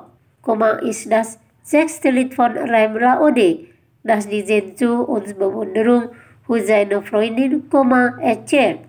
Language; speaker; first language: German; non-native, fluent; Indonesian